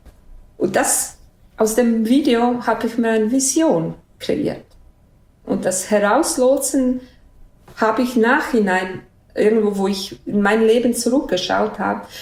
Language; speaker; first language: German; non-native, fluent; Bosnian